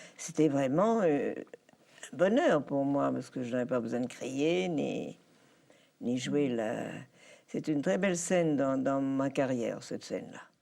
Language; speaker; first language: French; early bilingual, other home language; Polish